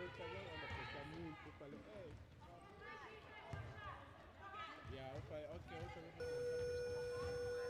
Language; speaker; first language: Portuguese; non-native, learner; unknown